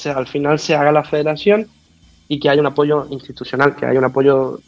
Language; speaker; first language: Spanish; native; Spanish